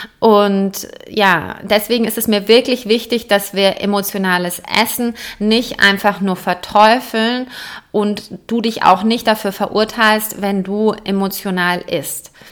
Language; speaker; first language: German; native; German